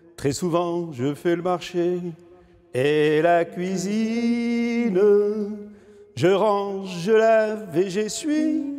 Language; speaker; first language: French; non-native, local second language; Arabic